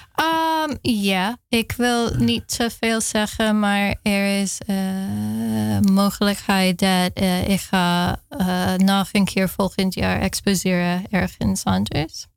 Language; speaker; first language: Dutch; non-native, fluent; English